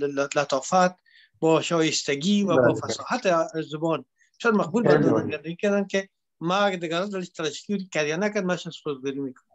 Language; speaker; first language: Persian; native; Persian